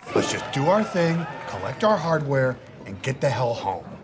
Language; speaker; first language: English; native; English